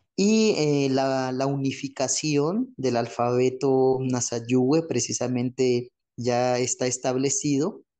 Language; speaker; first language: Spanish; non-native, local second language; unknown